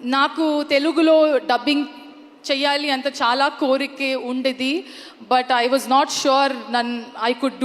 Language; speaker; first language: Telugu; non-native, learner; Kannada